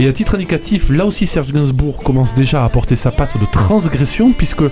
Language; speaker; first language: French; native; French